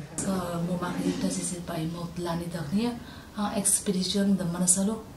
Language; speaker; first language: French; non-native, learner; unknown